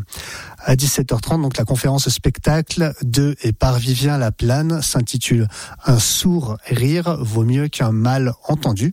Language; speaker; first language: French; native; French